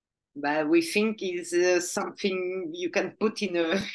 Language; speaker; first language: English; non-native, learner; French